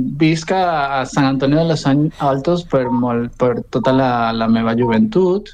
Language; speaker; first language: Catalan; non-native, learner; Spanish